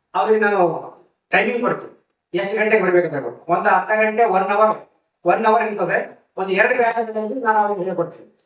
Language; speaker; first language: Kannada; native; Kannada